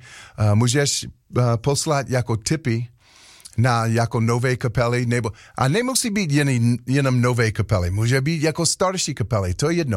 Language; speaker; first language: Czech; non-native, learner; English